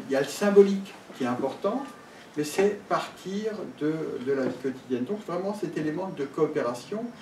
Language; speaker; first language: French; native; French